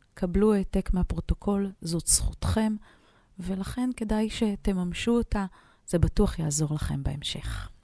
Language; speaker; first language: Hebrew; native; Hebrew